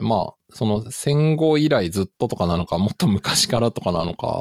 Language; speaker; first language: Japanese; native; Japanese